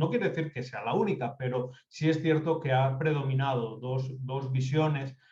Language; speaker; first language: Spanish; native; Spanish